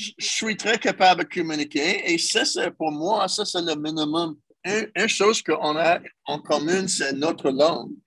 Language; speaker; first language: French; non-native, local second language; English